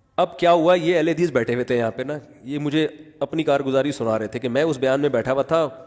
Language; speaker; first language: Urdu; native; Urdu